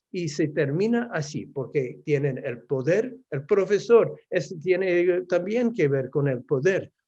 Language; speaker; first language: Spanish; non-native, fluent; English